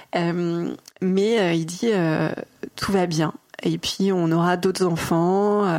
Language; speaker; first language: French; native; French